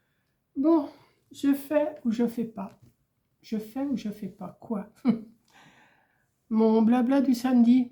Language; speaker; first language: French; native; French